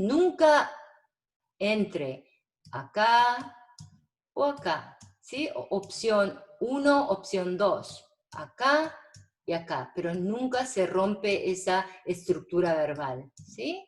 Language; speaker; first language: Spanish; non-native, fluent; Korean